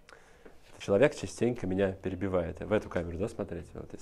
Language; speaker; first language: Russian; native; Russian